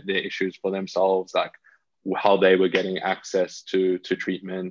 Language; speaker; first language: English; native; English